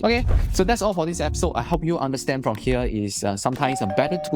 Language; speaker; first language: English; non-native, fluent; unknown